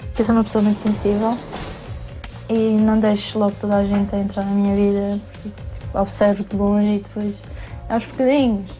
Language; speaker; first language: Portuguese; early bilingual, other home language; German